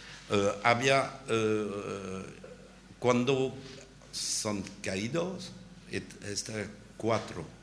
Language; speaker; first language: Spanish; non-native, learner; French